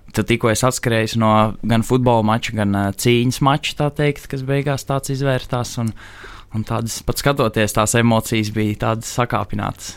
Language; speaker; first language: Latvian; native; Latvian